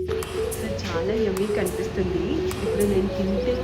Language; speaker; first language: Telugu; non-native, local second language; Kannada